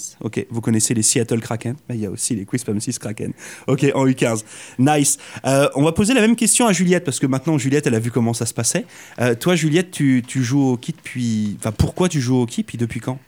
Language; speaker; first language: French; native; French